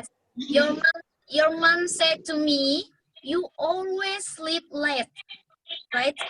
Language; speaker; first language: English; non-native, learner; Indonesian